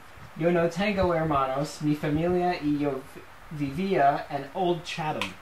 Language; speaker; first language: Spanish; non-native, learner; English